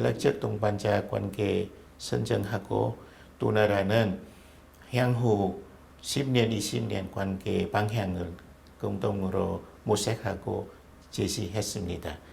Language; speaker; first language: Korean; non-native, fluent; Vietnamese